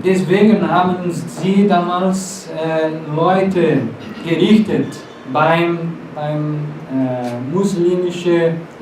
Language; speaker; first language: German; non-native, fluent; Portuguese